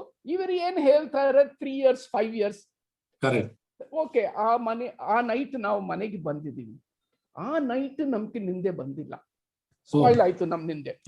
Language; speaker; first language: Kannada; non-native, local second language; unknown